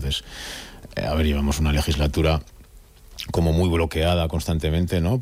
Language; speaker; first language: Spanish; native; Spanish